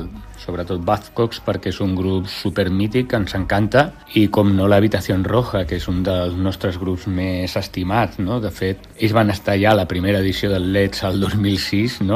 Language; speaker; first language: Catalan; native; Catalan